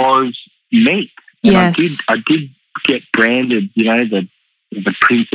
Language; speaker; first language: English; native; English